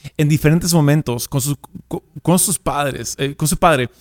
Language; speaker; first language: Spanish; native; Spanish